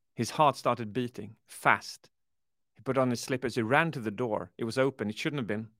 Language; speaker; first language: English; early bilingual, other home language; Swedish